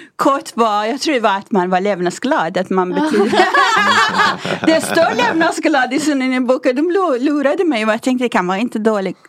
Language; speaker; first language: Swedish; non-native, fluent; Persian